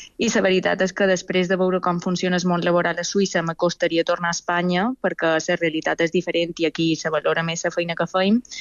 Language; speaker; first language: Catalan; native; Catalan